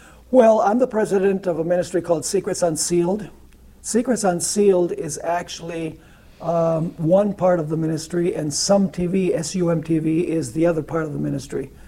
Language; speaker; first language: English; early bilingual, other home language; Spanish